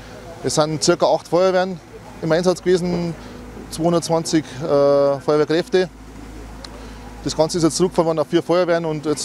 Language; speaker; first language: German; native; German